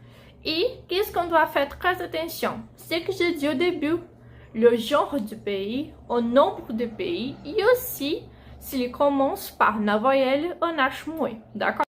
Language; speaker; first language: French; non-native, fluent; Portuguese